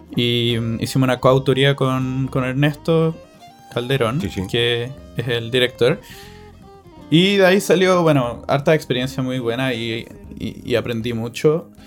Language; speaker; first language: Spanish; native; Spanish